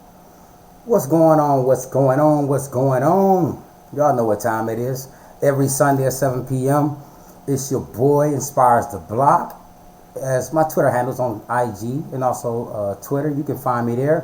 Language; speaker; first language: English; native; English